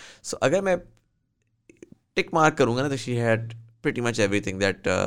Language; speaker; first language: English; non-native, local second language; Urdu